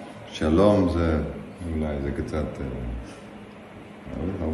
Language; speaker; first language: Hebrew; non-native, learner; Dutch